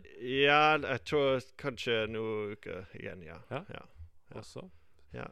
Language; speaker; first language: Norwegian; non-native, fluent; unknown